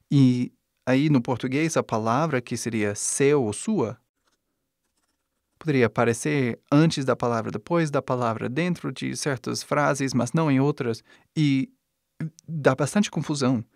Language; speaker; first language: Portuguese; non-native, fluent; English